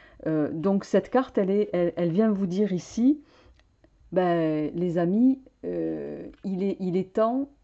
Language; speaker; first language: French; native; French